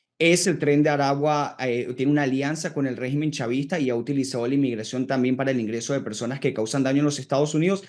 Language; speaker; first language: Spanish; native; Spanish